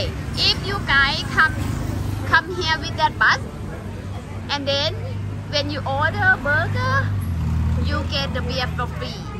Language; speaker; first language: English; non-native, learner; Thai